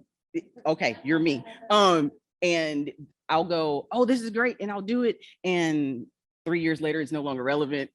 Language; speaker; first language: English; native; English